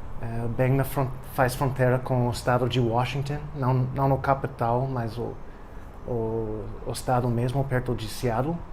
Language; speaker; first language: Portuguese; non-native, fluent; English